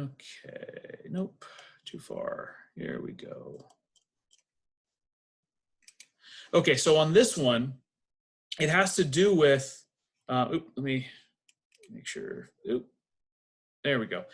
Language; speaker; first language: English; native; English